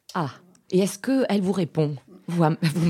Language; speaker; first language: French; native; French